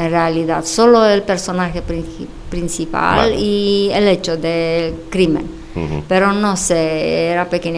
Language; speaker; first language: Spanish; non-native, fluent; Romanian